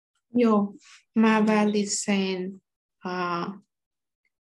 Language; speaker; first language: Finnish; non-native, learner; Vietnamese